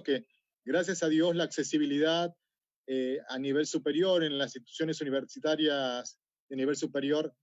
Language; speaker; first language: Spanish; native; Spanish